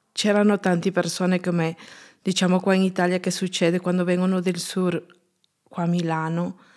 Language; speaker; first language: Italian; non-native, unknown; Spanish